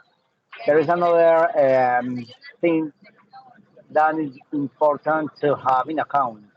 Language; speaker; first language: English; non-native, learner; Spanish